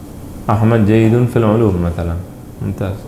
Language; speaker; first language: Arabic; non-native, fluent; Indonesian